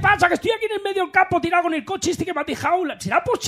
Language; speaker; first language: Spanish; native; Spanish